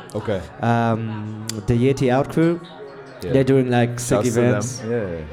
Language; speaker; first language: English; non-native, fluent; German